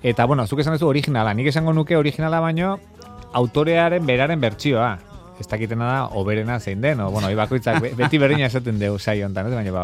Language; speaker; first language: Basque; native; Basque